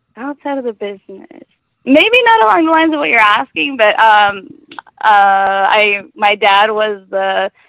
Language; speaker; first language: English; early bilingual, other home language; Spanish